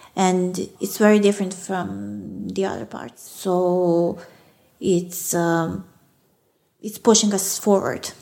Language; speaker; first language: English; non-native, fluent; Serbian